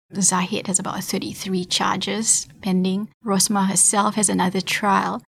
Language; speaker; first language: English; non-native, local second language; Malay